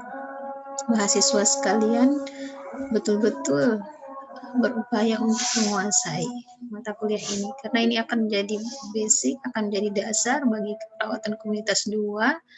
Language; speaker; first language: Indonesian; native; Indonesian